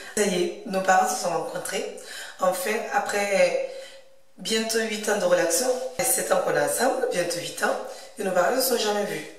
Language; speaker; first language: French; early bilingual, other home language; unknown